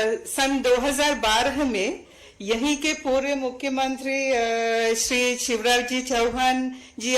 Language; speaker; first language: Hindi; non-native, fluent; Sinhala